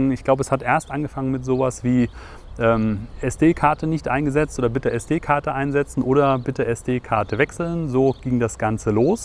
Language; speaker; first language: German; native; German